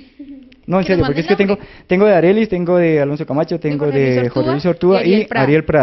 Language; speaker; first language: Spanish; native; Spanish